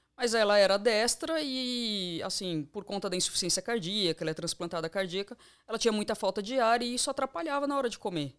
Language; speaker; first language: Portuguese; native; Portuguese